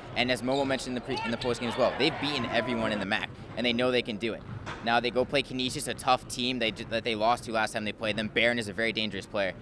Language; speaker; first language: English; native; English